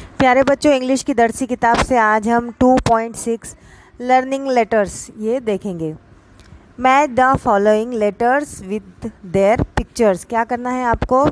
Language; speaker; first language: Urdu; native; Urdu